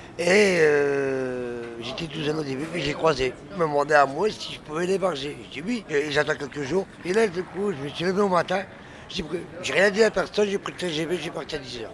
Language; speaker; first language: French; native; French